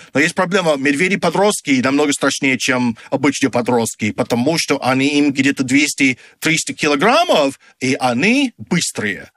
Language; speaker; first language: Russian; non-native, fluent; English